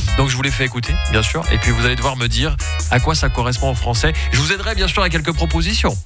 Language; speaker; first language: French; native; French